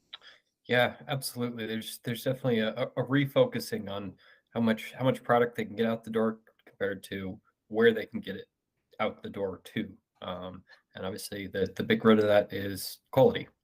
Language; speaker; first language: English; native; English